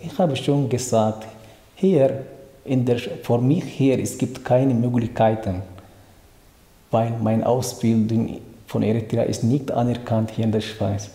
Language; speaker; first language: German; non-native, learner; Tigrinya